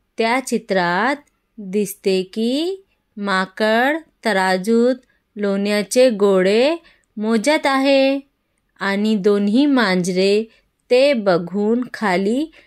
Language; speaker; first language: Marathi; non-native, local second language; Urdu